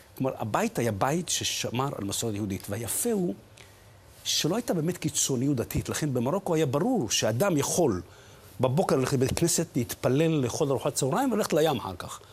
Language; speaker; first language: Hebrew; early bilingual, other home language; Arabic